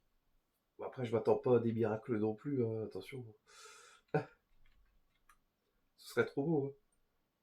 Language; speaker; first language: French; native; French